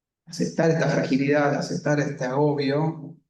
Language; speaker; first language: Spanish; native; Spanish